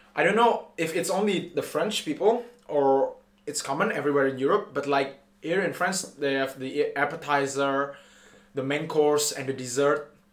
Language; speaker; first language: English; non-native, fluent; Indonesian